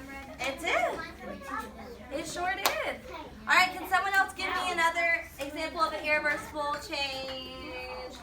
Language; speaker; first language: English; native; English